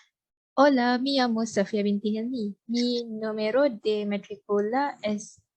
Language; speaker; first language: Spanish; non-native, learner; Malay